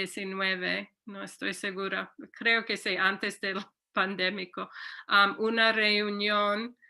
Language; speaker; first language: Spanish; non-native, fluent; English